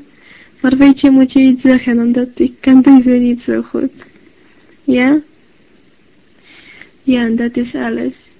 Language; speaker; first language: Dutch; non-native, learner; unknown